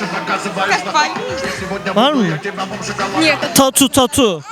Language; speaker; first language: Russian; non-native, learner; Turkish